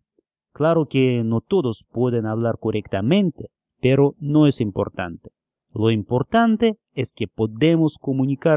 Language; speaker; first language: Spanish; non-native, fluent; Russian